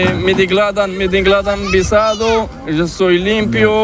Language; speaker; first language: Spanish; non-native, learner; Arabic